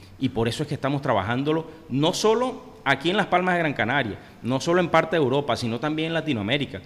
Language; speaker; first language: Spanish; native; Spanish